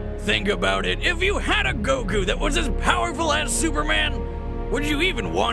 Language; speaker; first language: English; native; English